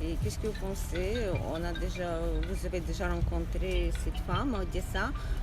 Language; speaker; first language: French; non-native, learner; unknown